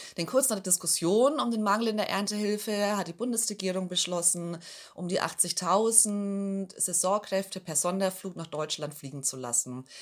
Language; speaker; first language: German; native; German